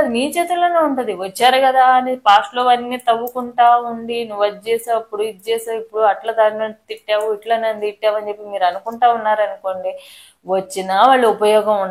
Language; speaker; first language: Telugu; native; Telugu